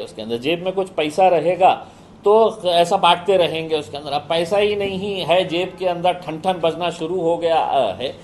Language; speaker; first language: Hindi; non-native, local second language; Marathi